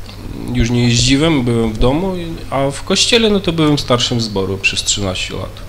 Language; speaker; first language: Polish; early bilingual, other home language; Ukrainian